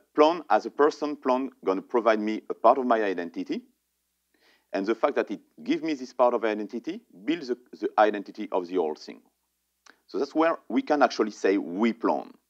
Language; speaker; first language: English; non-native, fluent; French